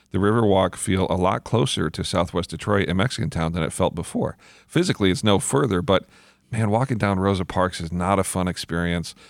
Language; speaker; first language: English; native; English